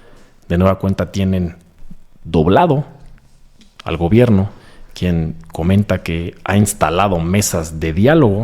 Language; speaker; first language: Spanish; native; Spanish